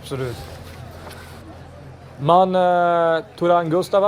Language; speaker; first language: Swedish; native; Swedish